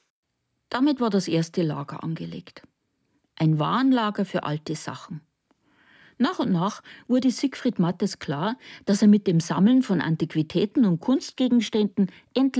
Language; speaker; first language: German; native; German